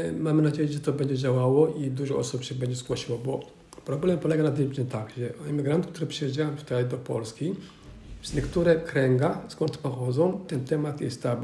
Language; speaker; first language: Polish; non-native, fluent; Somali